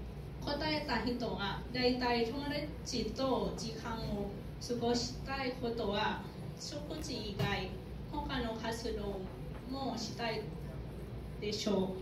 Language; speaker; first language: Japanese; non-native, learner; Thai